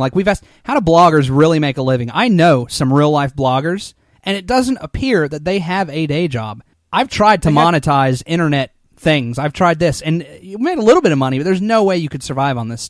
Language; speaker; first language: English; native; English